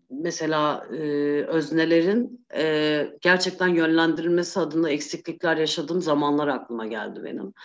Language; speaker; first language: Turkish; native; Turkish